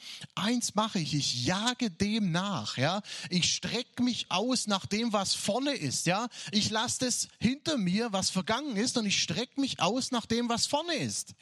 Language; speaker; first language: German; native; German